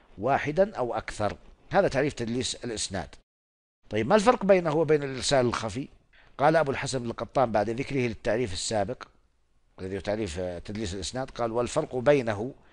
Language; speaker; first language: Arabic; non-native, fluent; Oromo